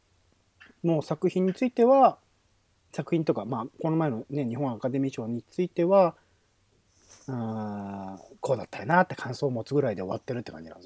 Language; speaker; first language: Japanese; native; Japanese